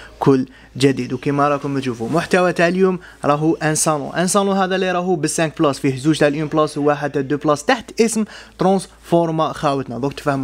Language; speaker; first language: Arabic; native; Arabic